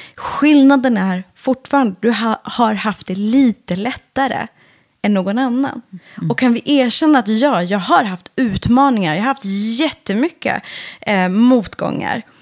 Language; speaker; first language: Swedish; early bilingual, other home language; Persian